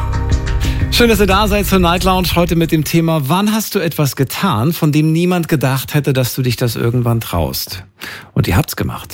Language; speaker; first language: German; native; German